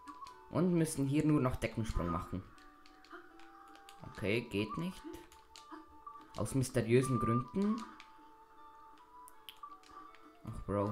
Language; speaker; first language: German; native; German